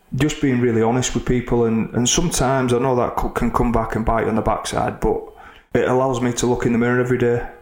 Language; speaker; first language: English; native; English